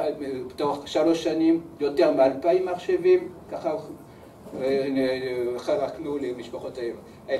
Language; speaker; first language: Hebrew; early bilingual, other home language; French